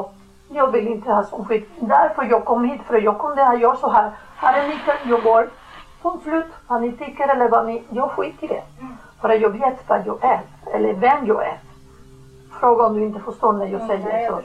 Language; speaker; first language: Swedish; non-native, fluent; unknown